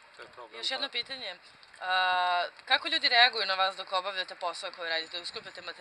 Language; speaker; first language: Serbian; native; Serbian